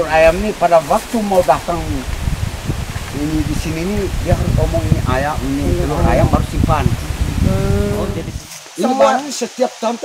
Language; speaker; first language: Indonesian; non-native, local second language; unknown